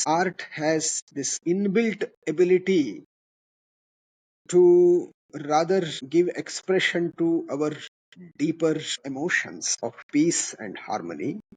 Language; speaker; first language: English; non-native, local second language; Kannada